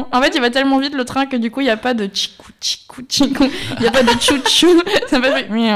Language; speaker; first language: French; native; French